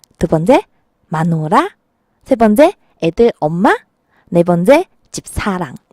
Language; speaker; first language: Korean; non-native, fluent; Chinese